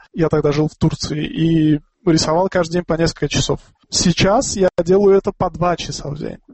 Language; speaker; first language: Russian; non-native, local second language; Tajik